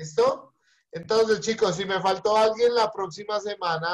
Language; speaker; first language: Spanish; native; Spanish